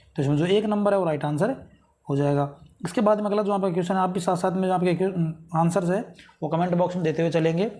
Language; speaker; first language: Hindi; native; Hindi